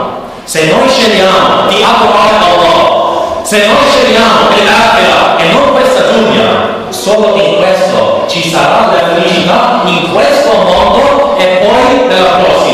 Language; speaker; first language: Italian; non-native, learner; English